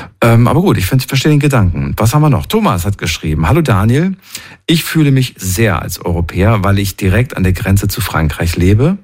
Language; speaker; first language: German; native; German